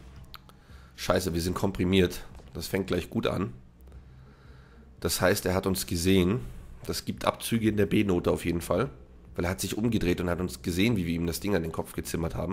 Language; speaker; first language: German; native; German